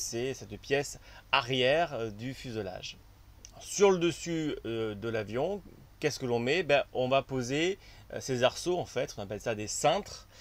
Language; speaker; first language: French; native; French